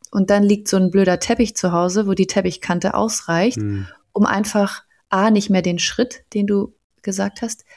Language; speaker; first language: German; native; German